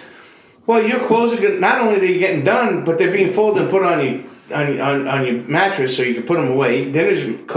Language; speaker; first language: English; native; English